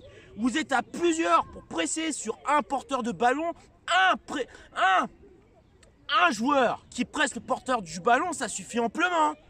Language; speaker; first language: French; native; French